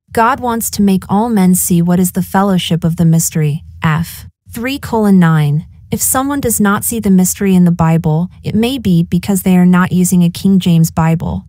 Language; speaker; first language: English; native; English